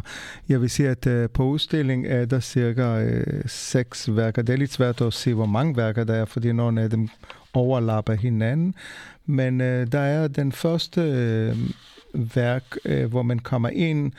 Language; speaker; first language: Danish; non-native, fluent; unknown